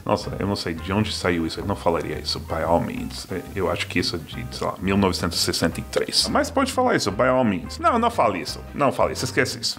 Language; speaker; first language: Portuguese; non-native, fluent; English